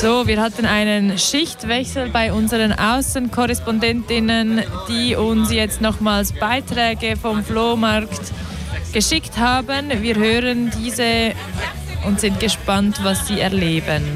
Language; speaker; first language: German; native; German